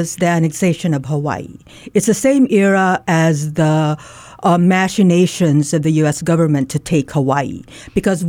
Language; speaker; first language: English; non-native, local second language; Waray